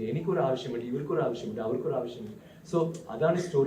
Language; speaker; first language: Malayalam; non-native, learner; Tamil